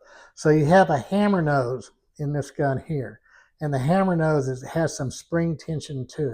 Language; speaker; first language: English; native; English